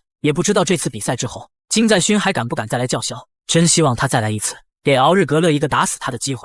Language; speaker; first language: Chinese; native; Chinese